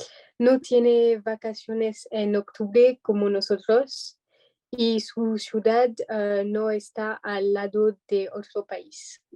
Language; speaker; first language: Spanish; non-native, learner; French